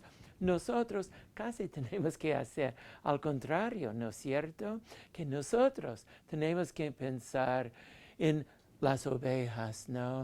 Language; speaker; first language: Spanish; non-native, fluent; English